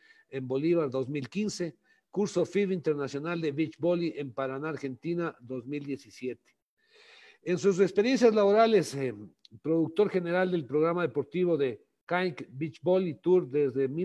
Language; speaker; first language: Spanish; native; Spanish